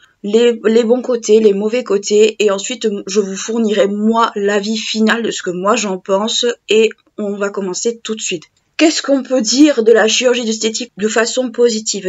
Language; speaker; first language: French; native; French